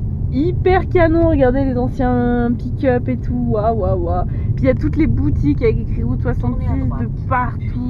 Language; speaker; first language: French; native; French